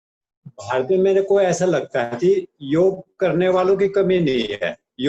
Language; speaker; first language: Hindi; native; Hindi